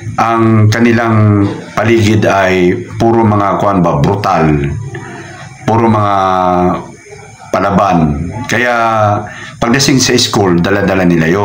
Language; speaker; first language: Filipino; non-native, local second language; Cebuano